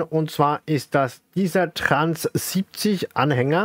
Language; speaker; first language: German; native; German